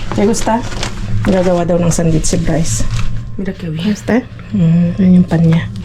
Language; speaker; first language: Filipino; native; Filipino